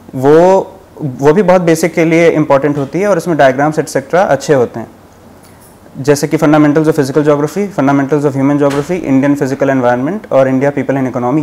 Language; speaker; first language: Hindi; native; Hindi